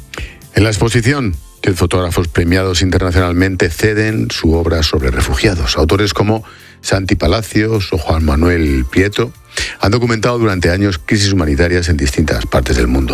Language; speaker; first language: Spanish; native; Spanish